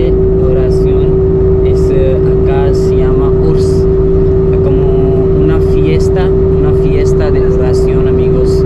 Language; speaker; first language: Spanish; non-native, learner; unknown